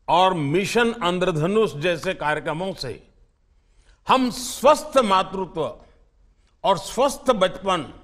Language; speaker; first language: Hindi; non-native, local second language; Gujarati